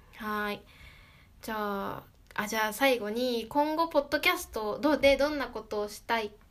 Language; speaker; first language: Japanese; native; Japanese